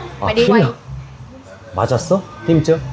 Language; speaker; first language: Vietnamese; non-native, learner; Korean